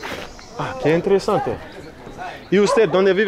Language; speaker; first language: Spanish; non-native, learner; English